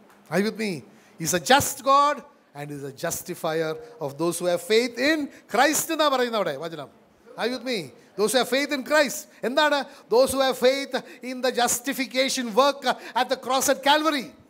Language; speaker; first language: English; non-native, local second language; Malayalam